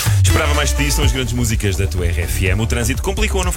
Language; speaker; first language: Portuguese; native; Portuguese